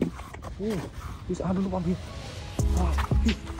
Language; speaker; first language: English; non-native, learner; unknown